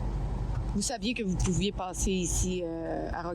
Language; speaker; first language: French; native; French